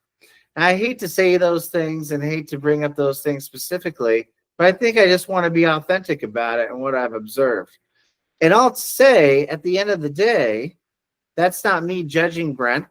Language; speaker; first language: English; native; English